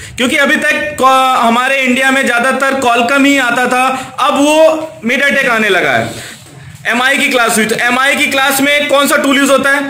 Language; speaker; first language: Hindi; native; Hindi